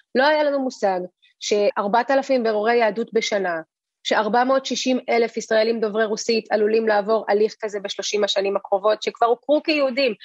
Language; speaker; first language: Hebrew; early bilingual, other home language; Russian